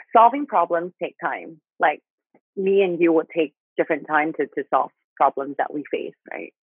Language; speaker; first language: English; non-native, fluent; Thai